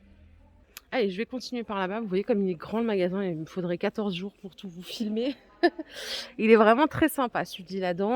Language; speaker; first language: French; native; French